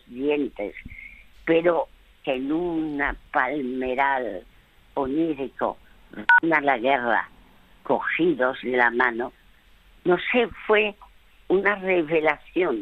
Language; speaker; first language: Spanish; early bilingual, other home language; French